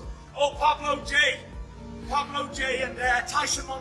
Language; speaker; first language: English; native; English